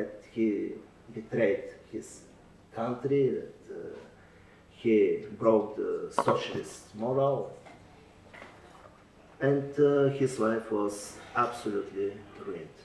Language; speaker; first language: English; non-native, learner; Bulgarian